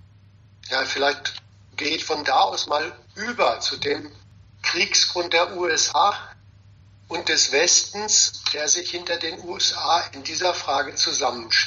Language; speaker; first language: German; native; German